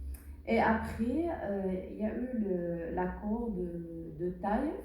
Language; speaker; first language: French; non-native, learner; Arabic